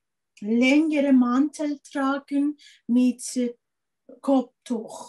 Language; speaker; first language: German; non-native, learner; Persian